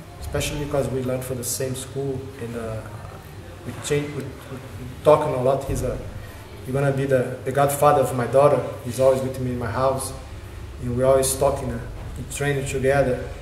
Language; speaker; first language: English; non-native, learner; Portuguese